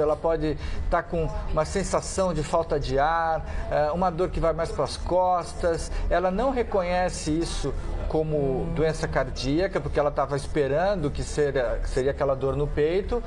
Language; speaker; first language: Portuguese; native; Portuguese